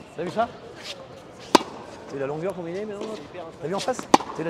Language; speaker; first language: French; native; French